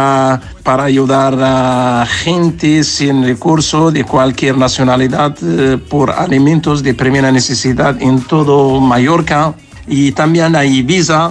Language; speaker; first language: Spanish; non-native, learner; Arabic